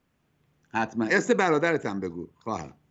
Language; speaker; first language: Persian; native; Persian